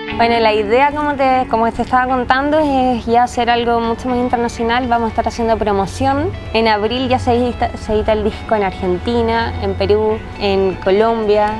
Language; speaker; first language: Spanish; native; Spanish